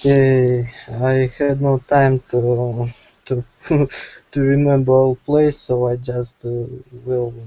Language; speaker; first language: English; non-native, learner; Russian